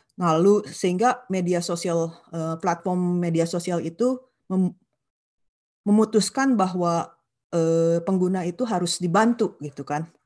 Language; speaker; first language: Indonesian; non-native, local second language; Sundanese